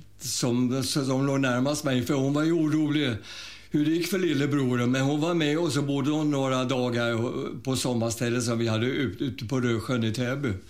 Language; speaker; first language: Swedish; early bilingual, other home language; German